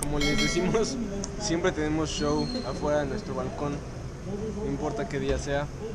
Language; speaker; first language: Spanish; native; Spanish